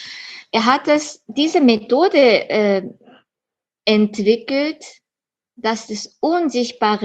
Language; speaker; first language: German; non-native, fluent; Japanese